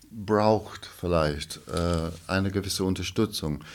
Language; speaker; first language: German; non-native, fluent; English